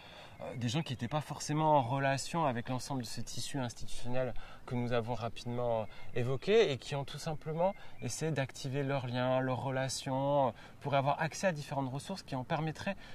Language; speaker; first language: French; native; French